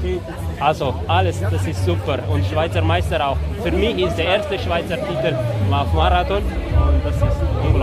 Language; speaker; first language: German; non-native, learner; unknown